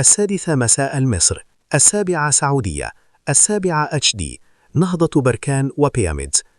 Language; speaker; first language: Arabic; native; Arabic